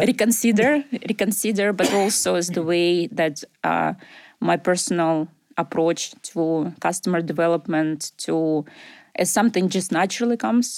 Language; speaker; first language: English; non-native, fluent; Ukrainian